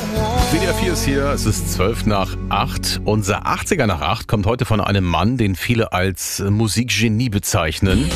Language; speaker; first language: German; native; German